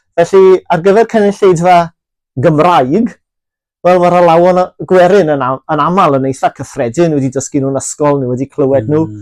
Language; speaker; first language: Welsh; native; Welsh